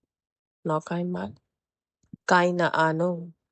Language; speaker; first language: German; non-native, fluent; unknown